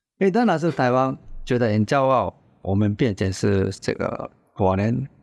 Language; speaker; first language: Chinese; non-native, fluent; Japanese